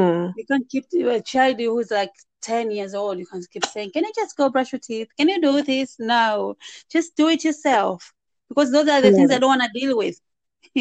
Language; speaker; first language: English; native; English